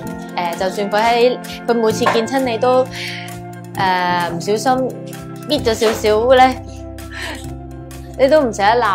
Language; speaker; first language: Cantonese; native; Cantonese